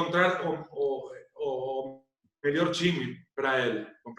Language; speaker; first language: Portuguese; non-native, learner; Spanish